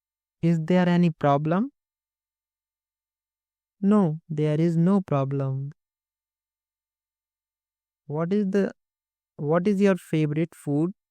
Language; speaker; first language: English; non-native, local second language; Hindi